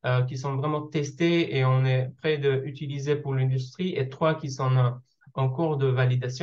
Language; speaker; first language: French; non-native, learner; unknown